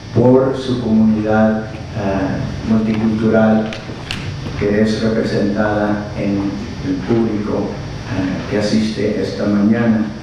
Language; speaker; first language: Spanish; early bilingual, heritage; Spanish